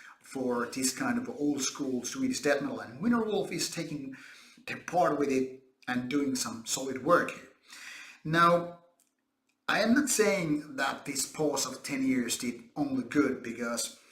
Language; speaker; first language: English; non-native, fluent; Finnish